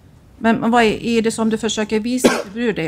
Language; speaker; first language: Swedish; native; Swedish